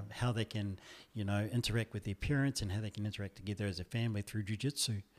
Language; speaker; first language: English; native; English